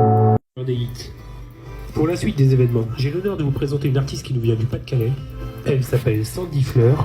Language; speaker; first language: French; native; French